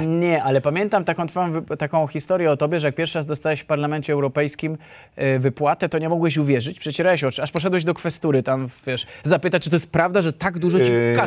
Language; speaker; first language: Polish; native; Polish